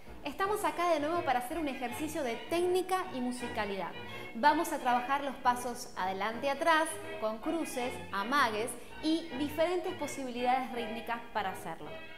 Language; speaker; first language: Spanish; native; Spanish